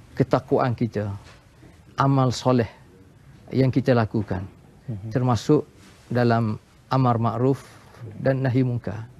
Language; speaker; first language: Malay; native; Malay